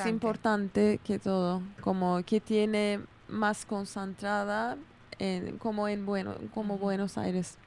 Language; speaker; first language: Spanish; non-native, fluent; Kurdish